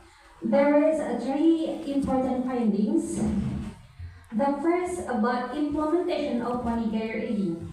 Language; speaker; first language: English; non-native, learner; Indonesian